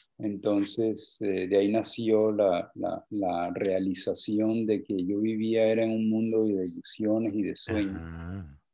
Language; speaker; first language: Spanish; native; Spanish